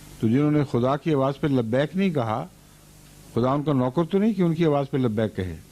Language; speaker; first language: Urdu; native; Urdu